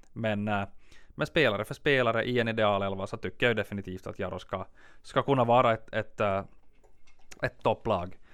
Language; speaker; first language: Swedish; native; Swedish